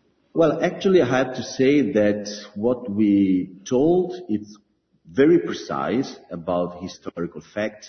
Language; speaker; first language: English; non-native, fluent; Italian